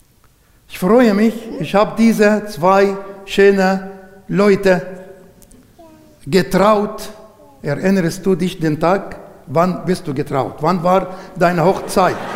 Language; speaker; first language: German; non-native, learner; Arabic